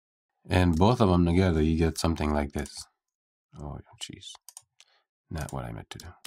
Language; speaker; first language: English; native; English